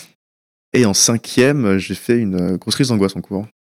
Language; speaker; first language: French; early bilingual, other home language; Persian